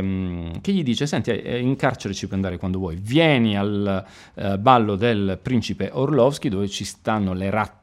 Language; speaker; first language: Italian; native; Italian